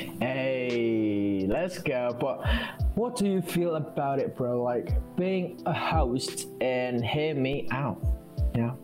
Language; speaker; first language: English; non-native, fluent; Indonesian